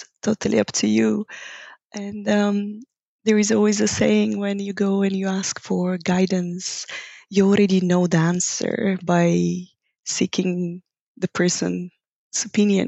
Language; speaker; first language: English; non-native, fluent; Bulgarian